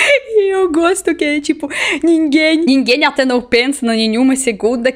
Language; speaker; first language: Portuguese; non-native, learner; Russian